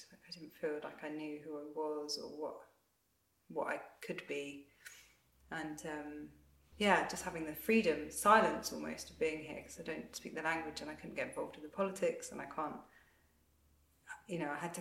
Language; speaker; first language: English; native; English